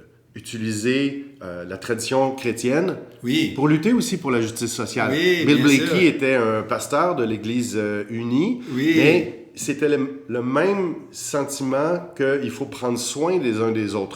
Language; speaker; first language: French; native; French